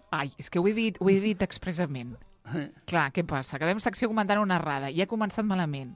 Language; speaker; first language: Catalan; native; Catalan